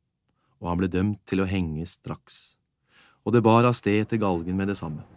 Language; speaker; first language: Norwegian; native; Norwegian